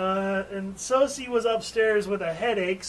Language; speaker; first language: English; native; English